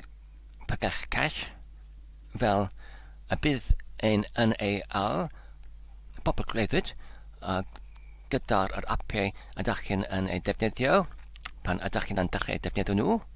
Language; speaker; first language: Welsh; non-native, learner; Polish